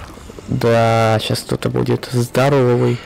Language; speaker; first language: Russian; native; Russian